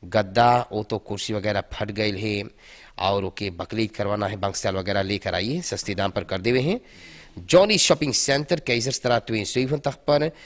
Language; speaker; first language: Hindi; early bilingual, heritage; Hindi